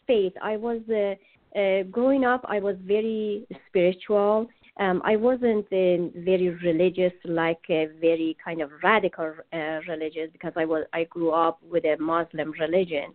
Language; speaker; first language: English; non-native, fluent; Persian